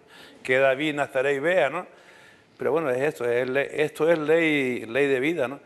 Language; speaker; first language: Spanish; native; Spanish